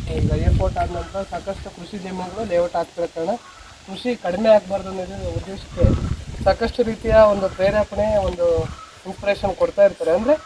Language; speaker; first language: Kannada; native; Kannada